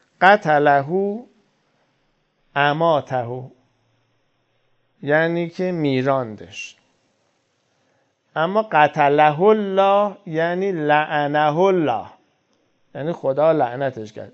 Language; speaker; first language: Persian; native; Persian